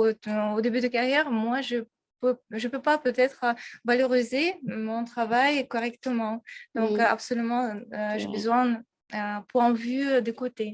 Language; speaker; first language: French; non-native, fluent; Russian